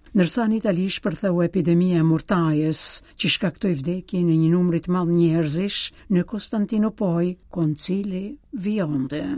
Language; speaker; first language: Albanian; native; Albanian